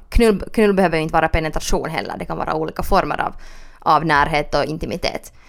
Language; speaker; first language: Swedish; native; Swedish